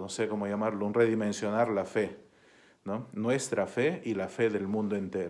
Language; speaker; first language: Spanish; native; Spanish